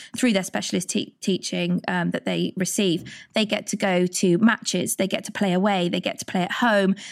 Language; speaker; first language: English; native; English